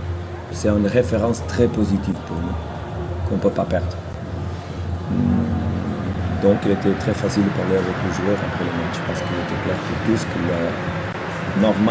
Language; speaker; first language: French; non-native, fluent; Portuguese